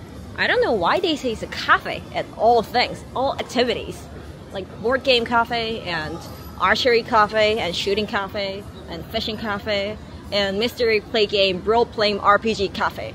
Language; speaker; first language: English; non-native, learner; Korean